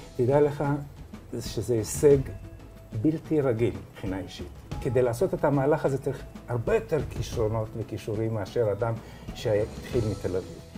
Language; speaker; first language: Hebrew; early bilingual, other home language; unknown